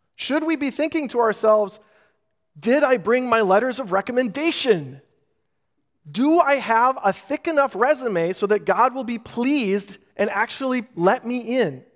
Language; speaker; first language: English; native; English